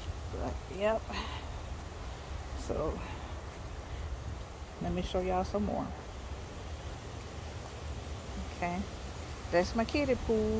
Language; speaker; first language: English; native; English